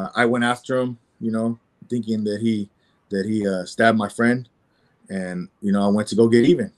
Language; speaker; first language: English; native; English